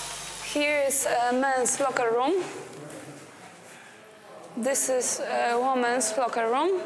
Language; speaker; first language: English; non-native, learner; Polish